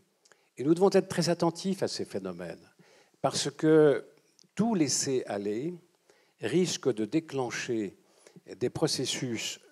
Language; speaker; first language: French; native; French